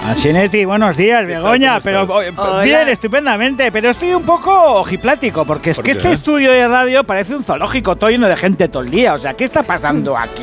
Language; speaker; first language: Spanish; native; Spanish